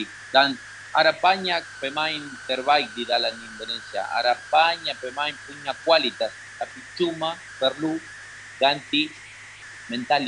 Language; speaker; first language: Indonesian; non-native, learner; Spanish